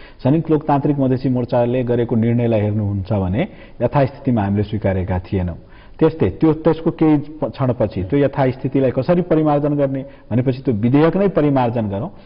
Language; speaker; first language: Nepali; non-native, local second language; Maithili